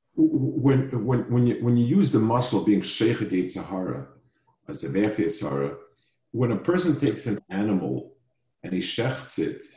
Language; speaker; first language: English; native; English